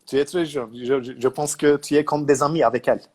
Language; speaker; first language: French; non-native, learner; Turkish